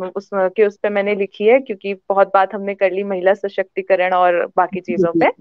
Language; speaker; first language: Hindi; native; Hindi